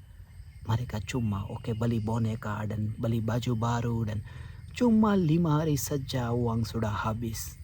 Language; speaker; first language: Indonesian; non-native, fluent; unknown